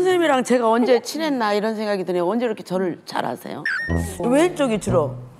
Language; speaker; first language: Korean; native; Korean